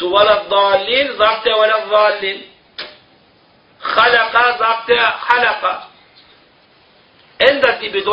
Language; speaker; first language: German; non-native, fluent; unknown